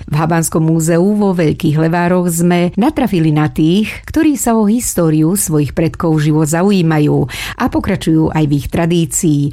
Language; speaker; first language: Slovak; native; Slovak